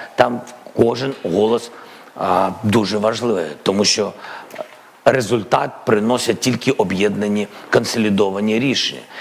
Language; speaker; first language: Ukrainian; non-native, local second language; Russian